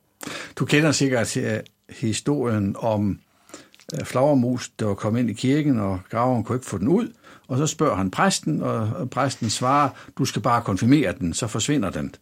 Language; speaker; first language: Danish; native; Danish